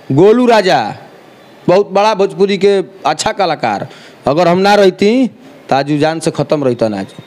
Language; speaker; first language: Bhojpuri; native; Bhojpuri